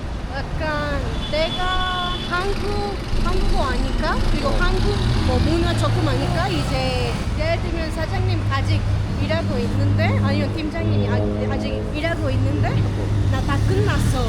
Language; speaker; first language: Korean; non-native, fluent; Spanish